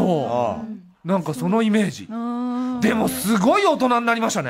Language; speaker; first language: Japanese; native; Japanese